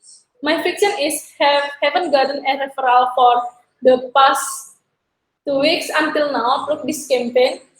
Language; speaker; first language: English; non-native, learner; Indonesian